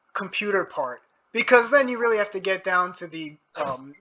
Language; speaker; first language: English; native; English